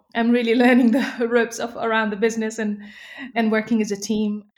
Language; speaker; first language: English; non-native, local second language; Nepali